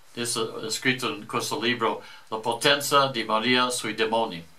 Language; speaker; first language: Italian; non-native, fluent; English